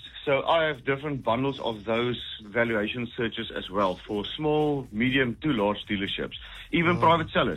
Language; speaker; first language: English; non-native, local second language; Afrikaans